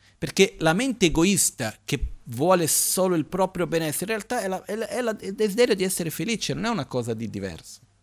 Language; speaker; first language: Italian; non-native, fluent; Portuguese